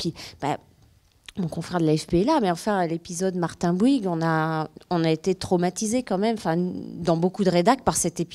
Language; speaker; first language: French; native; French